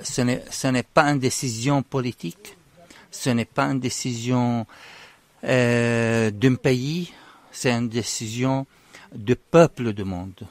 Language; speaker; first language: French; non-native, fluent; Arabic